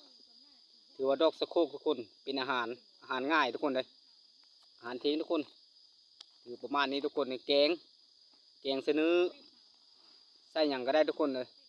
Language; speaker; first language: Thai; non-native, local second language; Lao